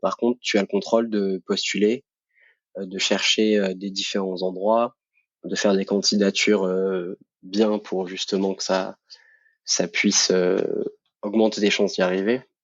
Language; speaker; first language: French; native; French